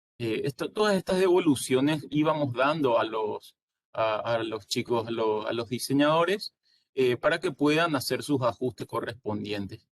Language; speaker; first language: Spanish; native; Spanish